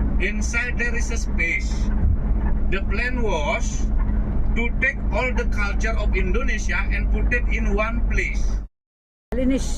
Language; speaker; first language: English; non-native, learner; Balinese